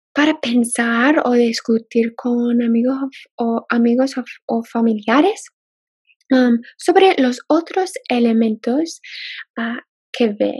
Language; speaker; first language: Spanish; non-native, fluent; English